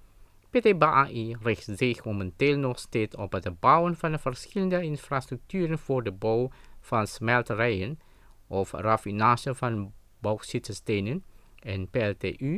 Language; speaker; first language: Dutch; non-native, fluent; Indonesian